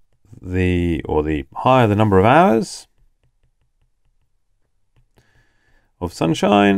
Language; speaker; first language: English; native; English